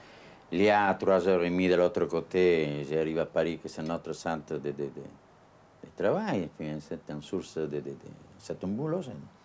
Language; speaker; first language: French; non-native, learner; Italian